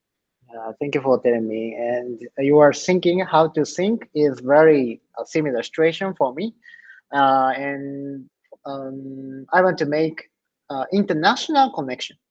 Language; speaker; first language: English; non-native, learner; Japanese